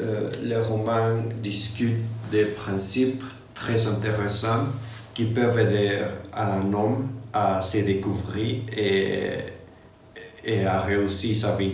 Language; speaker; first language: French; non-native, learner; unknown